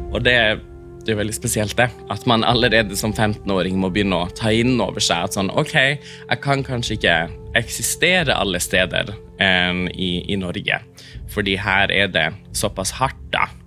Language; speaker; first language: Norwegian; non-native, local second language; Northern Sami